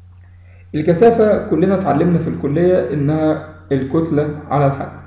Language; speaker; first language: Arabic; native; Arabic